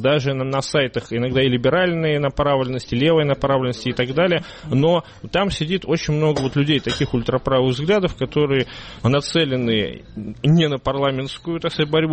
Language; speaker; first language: Russian; native; Russian